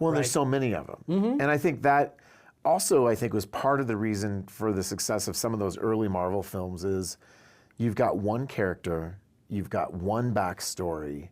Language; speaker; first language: English; native; English